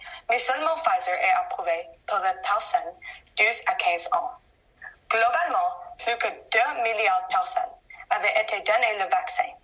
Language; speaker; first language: French; non-native, learner; English